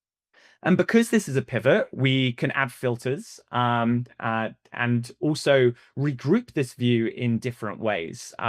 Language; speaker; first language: English; native; English